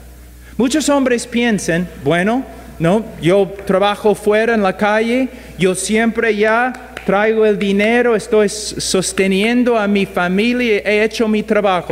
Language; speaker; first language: Spanish; non-native, fluent; English